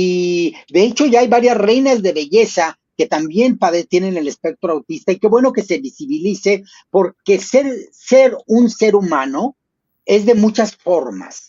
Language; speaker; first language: Spanish; native; Spanish